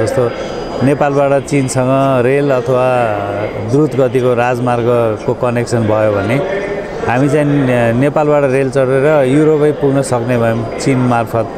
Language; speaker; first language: Nepali; native; Nepali